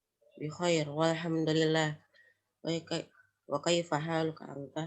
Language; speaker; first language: Arabic; non-native, learner; Indonesian